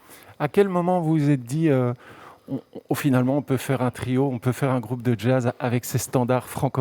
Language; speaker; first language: French; native; French